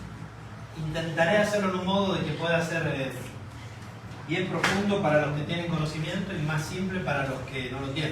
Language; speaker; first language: Spanish; native; Spanish